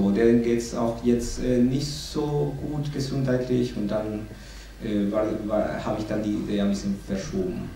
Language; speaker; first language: German; non-native, fluent; Spanish